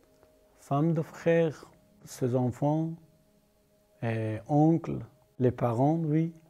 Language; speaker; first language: French; non-native, learner; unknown